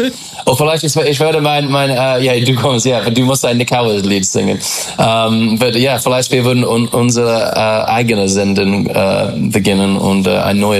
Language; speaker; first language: German; non-native, learner; English